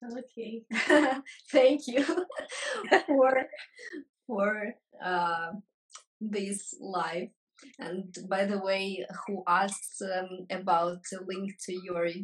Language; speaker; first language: English; non-native, fluent; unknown